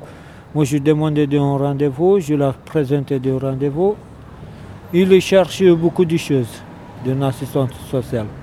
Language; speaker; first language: French; non-native, learner; Romanian